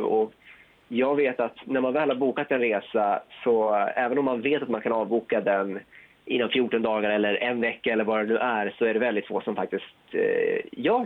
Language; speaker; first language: Swedish; native; Swedish